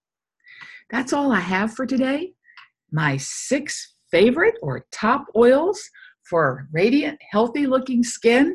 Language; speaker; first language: English; native; English